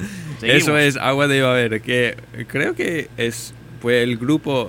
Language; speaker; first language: Spanish; non-native, learner; English